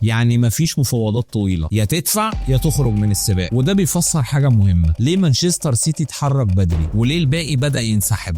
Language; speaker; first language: Arabic; native; Arabic